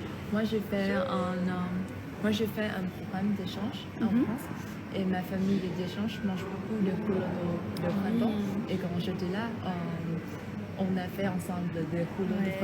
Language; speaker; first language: French; non-native, fluent; Vietnamese